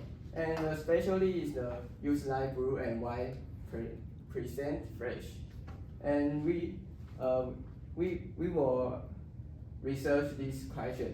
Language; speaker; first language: English; non-native, learner; Chinese